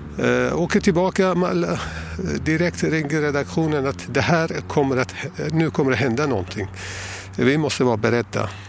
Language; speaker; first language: Swedish; non-native, fluent; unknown